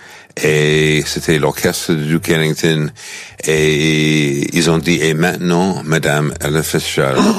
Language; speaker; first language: French; non-native, fluent; English